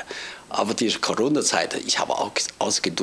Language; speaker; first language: German; non-native, learner; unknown